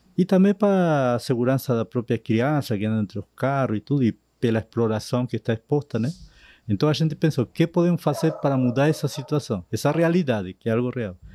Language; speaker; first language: Portuguese; non-native, fluent; Spanish